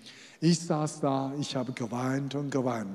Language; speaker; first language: German; non-native, fluent; Chinese